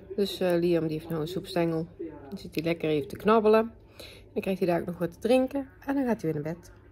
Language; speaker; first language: Dutch; native; Dutch